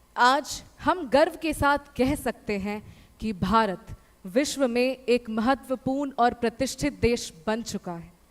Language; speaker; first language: Hindi; native; Hindi